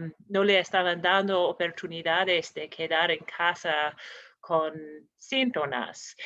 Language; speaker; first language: Spanish; non-native, fluent; English